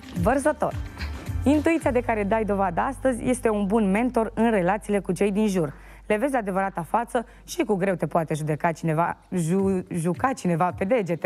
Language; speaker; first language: Romanian; native; Romanian